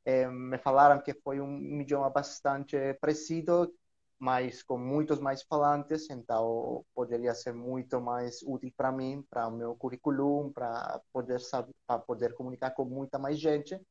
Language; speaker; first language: Portuguese; non-native, learner; Greek